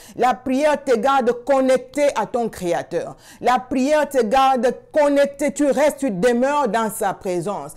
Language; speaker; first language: French; non-native, local second language; Swahili